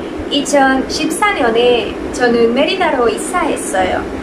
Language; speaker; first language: Korean; non-native, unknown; Spanish